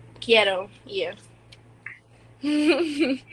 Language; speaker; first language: Spanish; non-native, learner; English